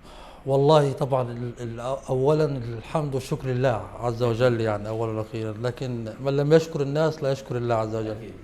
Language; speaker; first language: Arabic; native; Arabic